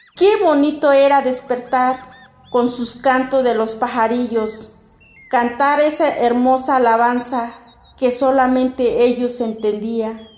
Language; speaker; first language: Spanish; non-native, local second language; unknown